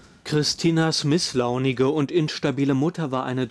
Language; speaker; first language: German; native; German